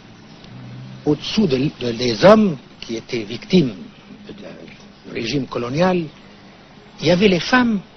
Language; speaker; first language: French; non-native, local second language; Arabic